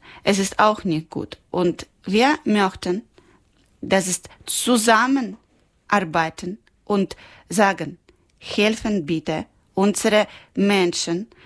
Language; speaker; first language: German; non-native, learner; Ukrainian